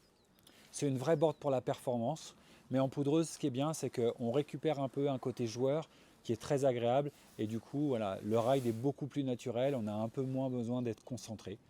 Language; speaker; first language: French; native; French